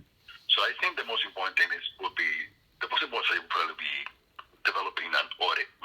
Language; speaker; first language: English; non-native, fluent; Spanish